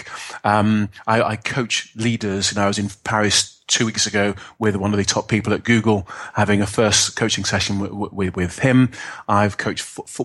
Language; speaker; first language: English; native; English